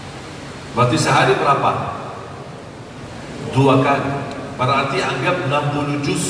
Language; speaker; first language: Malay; non-native, fluent; Arabic